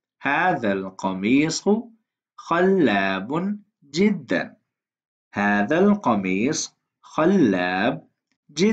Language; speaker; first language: Arabic; non-native, fluent; Urdu